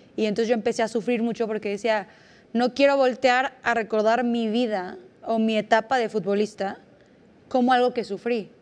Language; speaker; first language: Spanish; native; Spanish